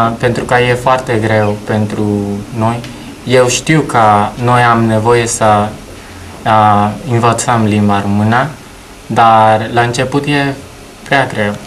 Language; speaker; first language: Romanian; non-native, learner; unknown